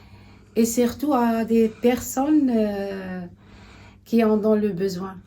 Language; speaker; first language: French; non-native, learner; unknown